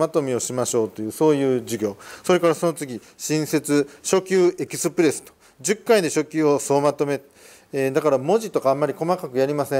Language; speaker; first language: Japanese; native; Japanese